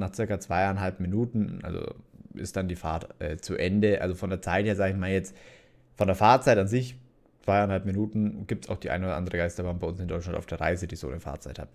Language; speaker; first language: German; native; German